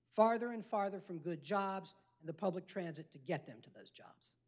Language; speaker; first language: English; native; English